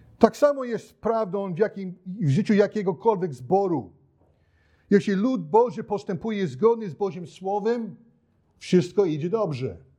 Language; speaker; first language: Polish; non-native, fluent; English